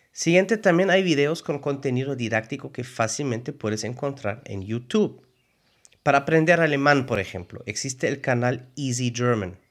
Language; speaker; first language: Spanish; non-native, fluent; German